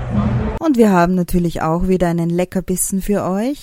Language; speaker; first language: German; native; German